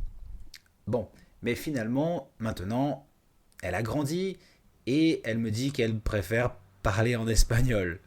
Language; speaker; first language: French; native; French